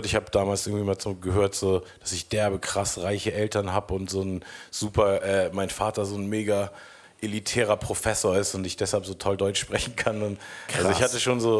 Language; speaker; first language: German; native; German